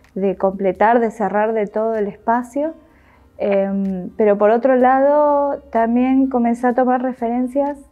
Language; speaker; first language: Spanish; native; Spanish